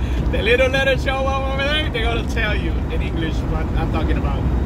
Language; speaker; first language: English; non-native, learner; Spanish